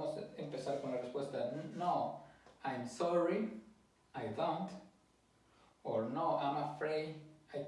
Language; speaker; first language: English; non-native, fluent; Spanish